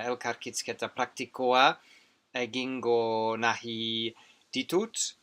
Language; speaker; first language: Basque; non-native, learner; English